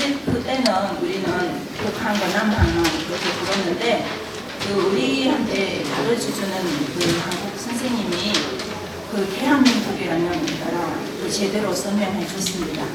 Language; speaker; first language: Korean; non-native, fluent; Vietnamese